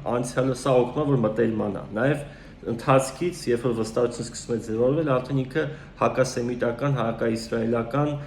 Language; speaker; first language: Armenian; native; Armenian